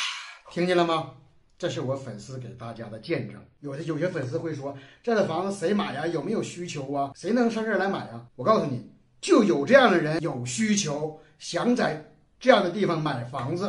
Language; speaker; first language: Chinese; native; Chinese